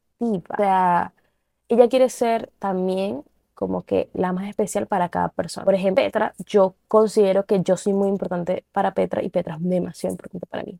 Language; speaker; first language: Spanish; native; Spanish